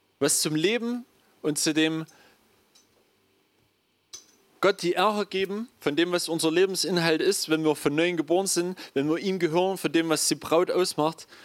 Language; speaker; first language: German; native; German